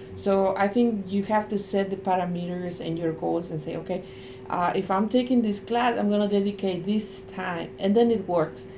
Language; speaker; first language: English; non-native, fluent; Spanish